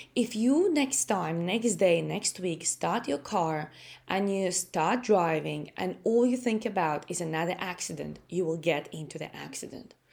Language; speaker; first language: English; non-native, fluent; Latvian